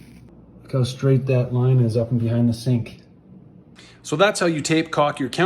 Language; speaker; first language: English; native; English